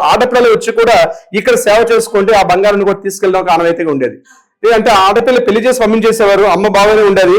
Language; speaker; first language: Telugu; native; Telugu